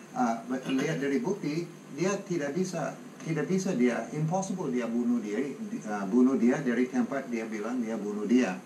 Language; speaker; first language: Indonesian; non-native, fluent; English